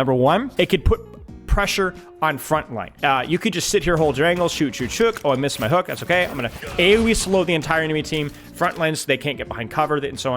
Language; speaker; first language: English; native; English